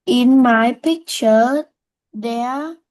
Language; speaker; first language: English; non-native, learner; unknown